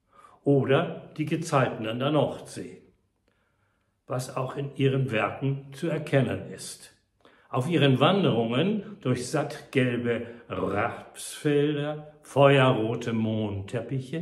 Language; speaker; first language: German; native; German